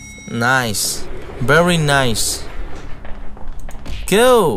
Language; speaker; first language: English; non-native, learner; Korean